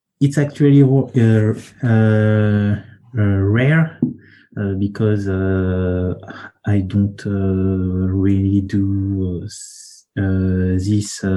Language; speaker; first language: English; non-native, learner; French